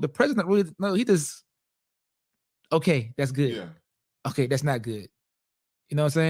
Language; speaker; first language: English; native; English